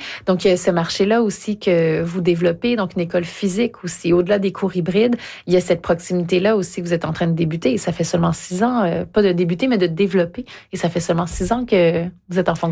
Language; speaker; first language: French; native; French